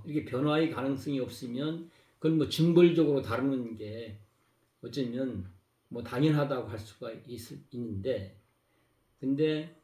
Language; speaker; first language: Korean; native; Korean